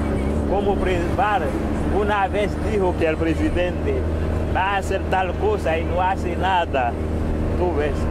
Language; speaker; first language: Spanish; non-native, fluent; Haitian Creole